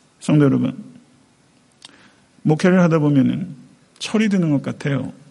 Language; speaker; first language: Korean; native; Korean